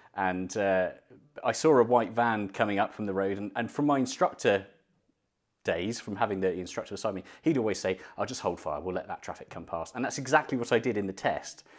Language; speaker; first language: English; native; English